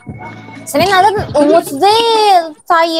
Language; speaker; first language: Turkish; non-native, learner; Indonesian